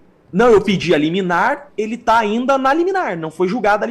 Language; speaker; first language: Portuguese; native; Portuguese